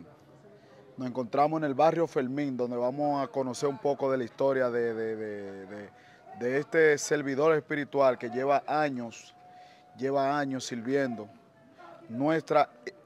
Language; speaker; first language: Spanish; native; Spanish